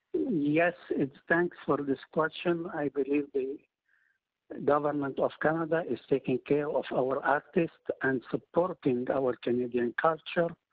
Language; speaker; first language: English; non-native, fluent; Arabic